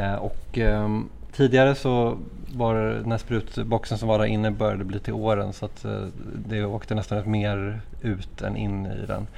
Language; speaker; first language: Swedish; native; Swedish